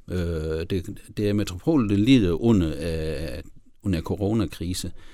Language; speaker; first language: Danish; native; Danish